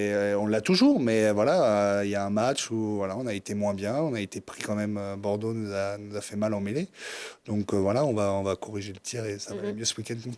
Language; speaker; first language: French; native; French